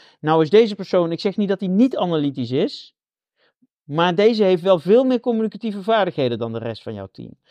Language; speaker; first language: Dutch; native; Dutch